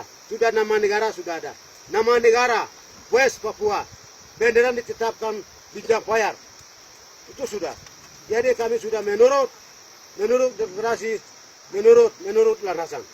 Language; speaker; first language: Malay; non-native, local second language; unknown